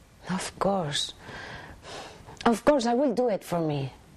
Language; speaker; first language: English; non-native, fluent; Spanish